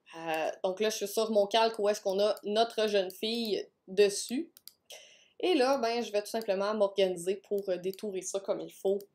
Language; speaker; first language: French; native; French